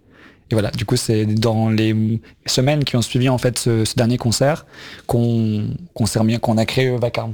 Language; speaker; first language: French; native; French